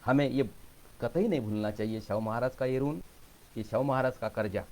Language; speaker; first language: Hindi; non-native, local second language; Marathi